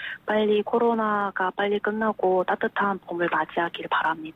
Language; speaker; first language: Korean; non-native, fluent; Chinese